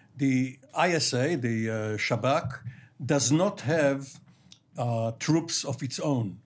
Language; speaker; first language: English; non-native, fluent; Hebrew